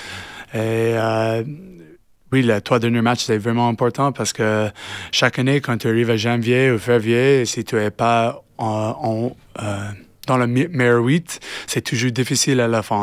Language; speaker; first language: French; non-native, learner; English